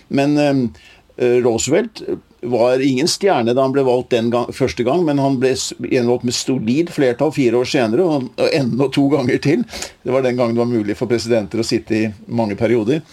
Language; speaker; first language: Norwegian; native; Norwegian